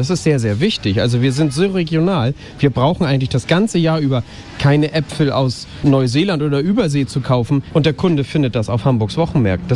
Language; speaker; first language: German; native; German